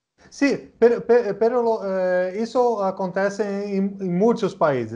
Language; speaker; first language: Spanish; non-native, learner; Portuguese